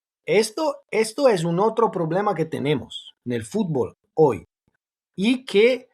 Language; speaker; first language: Spanish; non-native, fluent; Italian